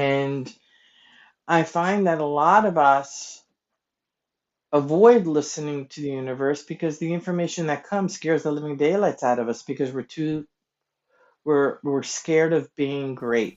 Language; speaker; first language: English; native; English